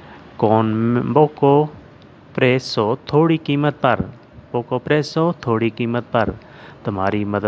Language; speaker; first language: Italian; non-native, learner; Urdu